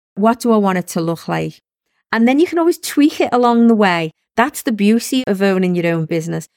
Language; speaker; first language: English; native; English